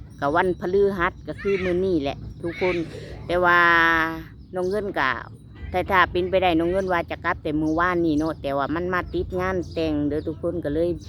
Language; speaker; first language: Thai; non-native, local second language; Lao